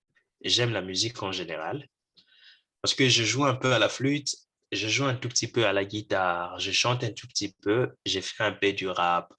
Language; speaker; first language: French; non-native, local second language; Lingala